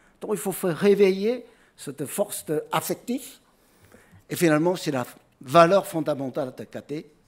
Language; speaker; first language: French; non-native, fluent; Chinese